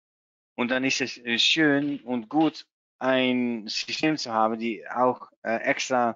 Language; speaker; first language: German; non-native, learner; Dutch